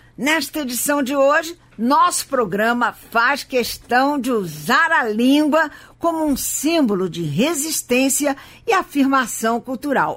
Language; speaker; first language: Portuguese; native; Portuguese